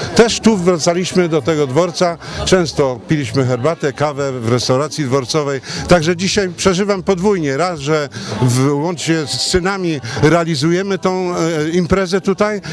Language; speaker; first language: Polish; native; Polish